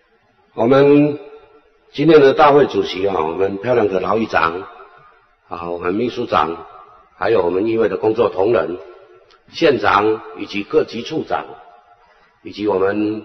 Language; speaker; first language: Chinese; native; Chinese